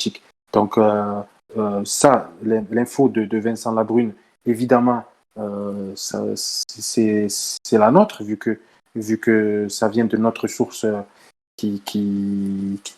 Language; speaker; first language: French; native; French